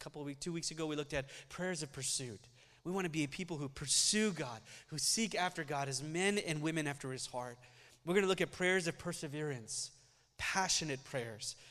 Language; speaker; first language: English; native; English